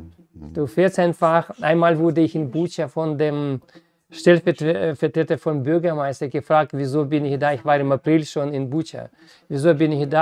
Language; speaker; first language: German; non-native, fluent; Ukrainian